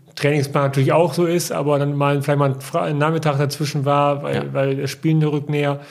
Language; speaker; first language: German; native; German